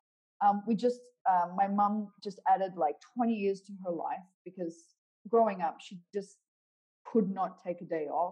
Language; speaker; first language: English; native; English